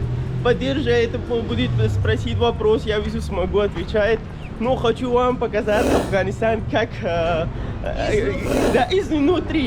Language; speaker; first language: Russian; non-native, learner; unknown